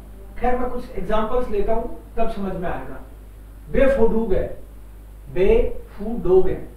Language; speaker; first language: Hindi; native; Hindi